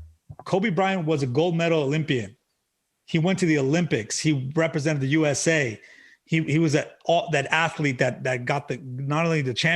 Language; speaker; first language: English; native; English